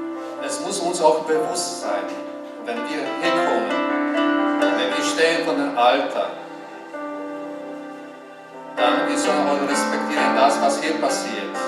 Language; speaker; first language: German; non-native, learner; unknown